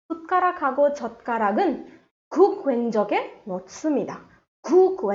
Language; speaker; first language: Korean; non-native, fluent; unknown